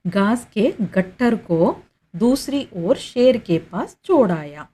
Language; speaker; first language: Hindi; non-native, local second language; Tamil